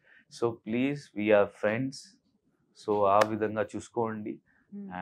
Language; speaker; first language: Telugu; non-native, local second language; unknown